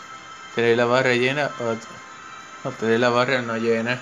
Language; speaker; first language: Spanish; native; Spanish